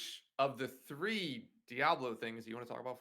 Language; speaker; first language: English; native; English